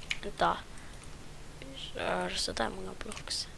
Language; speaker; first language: Swedish; native; Swedish